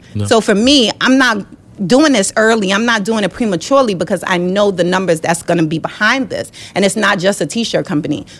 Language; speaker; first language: English; native; English